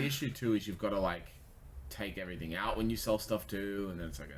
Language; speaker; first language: English; native; English